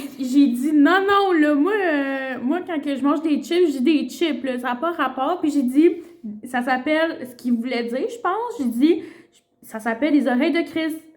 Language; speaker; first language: French; early bilingual, other home language; Spanish